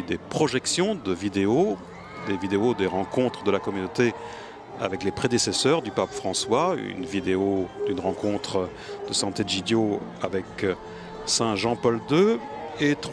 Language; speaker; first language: French; native; French